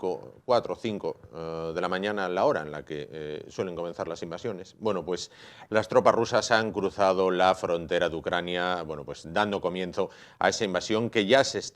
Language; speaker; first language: Spanish; native; Spanish